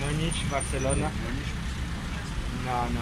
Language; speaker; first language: Spanish; non-native, fluent; French